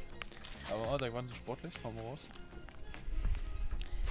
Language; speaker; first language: German; native; German